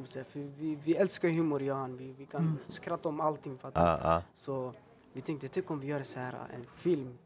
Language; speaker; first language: Swedish; early bilingual, other home language; Albanian